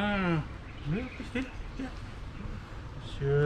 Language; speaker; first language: English; non-native, learner; Indonesian